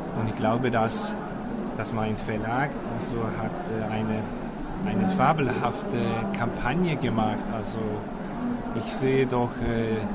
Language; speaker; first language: German; non-native, learner; Danish